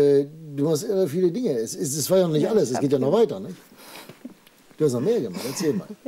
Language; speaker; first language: German; native; German